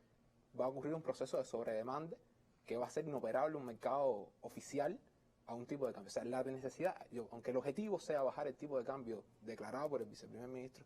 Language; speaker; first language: Spanish; native; Spanish